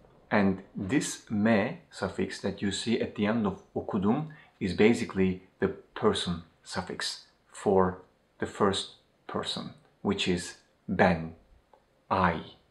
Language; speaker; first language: English; non-native, fluent; Turkish